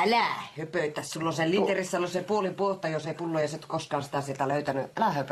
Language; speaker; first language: Finnish; native; Finnish